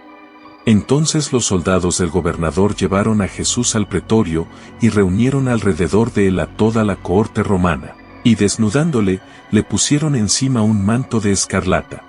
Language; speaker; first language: Spanish; native; Spanish